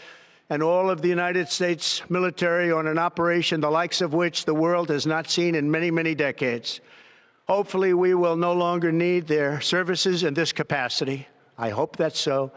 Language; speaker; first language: English; native; English